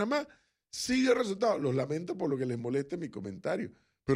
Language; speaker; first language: Spanish; native; Spanish